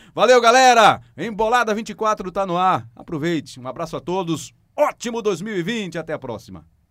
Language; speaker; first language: Portuguese; native; Portuguese